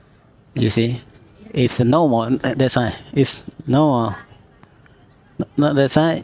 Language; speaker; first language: English; non-native, learner; Khmer